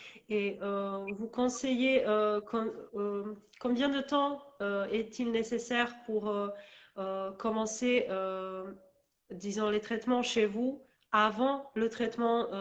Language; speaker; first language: French; non-native, learner; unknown